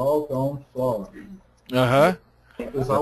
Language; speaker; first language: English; non-native, learner; Portuguese